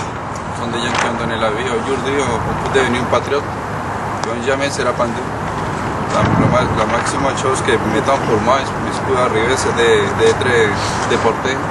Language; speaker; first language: French; non-native, learner; Spanish